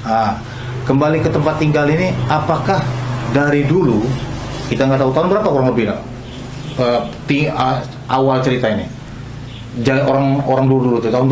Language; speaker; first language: Malay; native; Malay